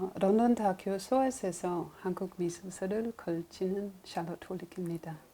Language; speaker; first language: Korean; non-native, fluent; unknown